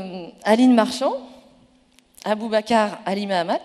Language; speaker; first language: French; native; French